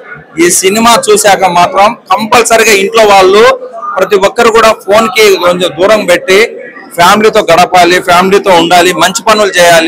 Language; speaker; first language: Telugu; native; Telugu